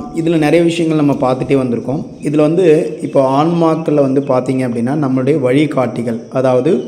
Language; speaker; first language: Tamil; native; Tamil